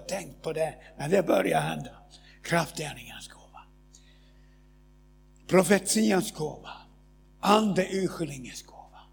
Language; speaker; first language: Swedish; non-native, fluent; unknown